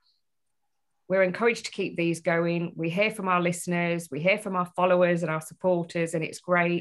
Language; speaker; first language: English; native; English